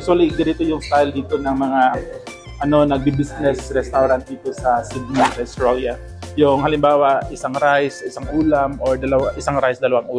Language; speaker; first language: Filipino; non-native, local second language; Cebuano